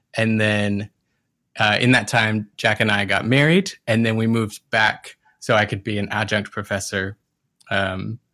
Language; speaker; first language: English; native; English